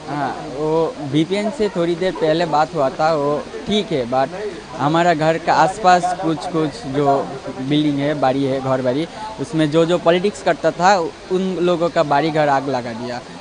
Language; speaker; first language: Hindi; non-native, learner; Bangla